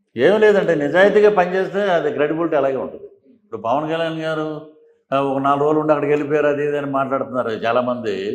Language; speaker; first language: Telugu; native; Telugu